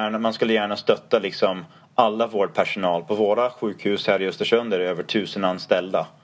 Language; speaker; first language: Swedish; non-native, fluent; English